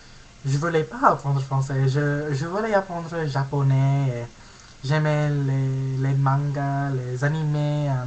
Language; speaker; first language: French; non-native, learner; English